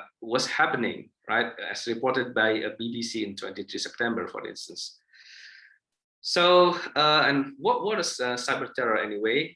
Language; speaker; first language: English; non-native, fluent; Indonesian